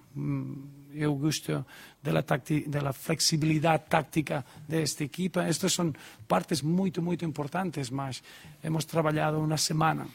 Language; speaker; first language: Portuguese; non-native, learner; Spanish